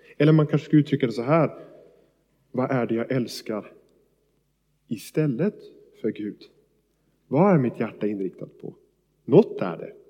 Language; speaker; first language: Swedish; native; Swedish